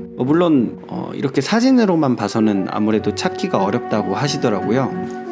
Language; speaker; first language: Korean; native; Korean